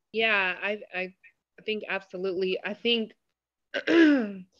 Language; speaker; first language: English; native; English